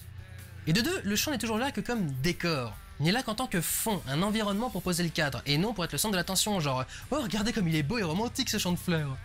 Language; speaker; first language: French; native; French